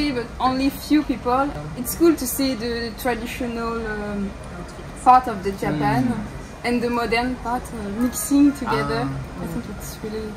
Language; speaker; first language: English; non-native, learner; French